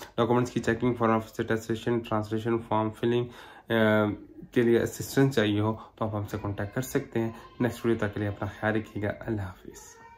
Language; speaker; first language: Urdu; non-native, local second language; Punjabi